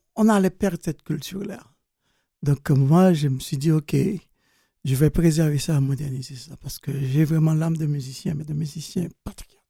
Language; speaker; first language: French; non-native, local second language; Haitian Creole